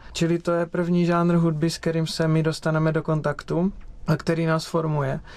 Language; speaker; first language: Czech; native; Czech